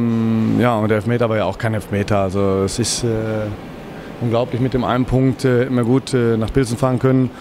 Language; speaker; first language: German; native; German